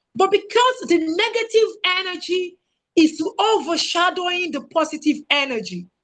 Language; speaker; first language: English; non-native, local second language; Yoruba